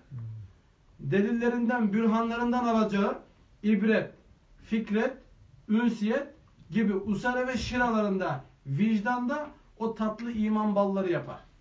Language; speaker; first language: Turkish; native; Turkish